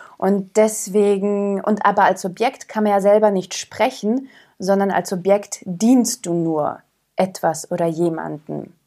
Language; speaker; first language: German; early bilingual, other home language; Croatian